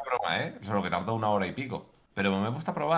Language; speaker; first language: Spanish; native; Spanish